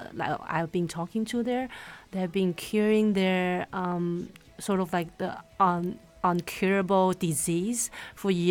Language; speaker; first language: English; non-native, fluent; Chinese